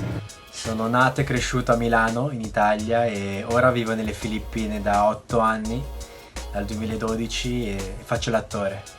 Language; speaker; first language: Italian; early bilingual, other home language; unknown